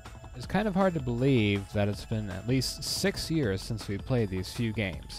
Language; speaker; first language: English; native; English